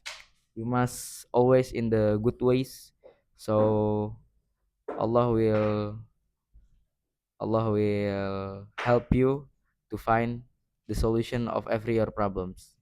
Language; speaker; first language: English; non-native, learner; Indonesian